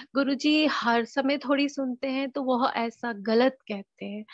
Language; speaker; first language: Hindi; native; Hindi